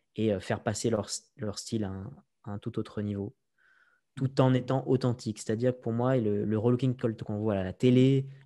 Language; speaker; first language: French; native; French